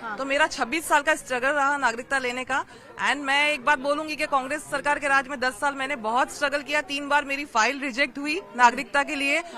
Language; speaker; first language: Urdu; early bilingual, other home language; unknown